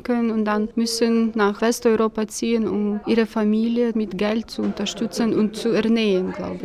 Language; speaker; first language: German; non-native, fluent; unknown